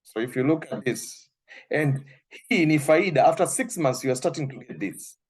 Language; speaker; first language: English; non-native, local second language; Swahili